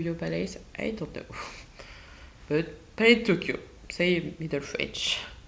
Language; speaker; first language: English; non-native, learner; French